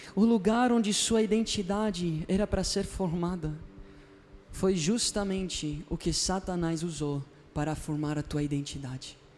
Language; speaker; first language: Portuguese; non-native, fluent; Spanish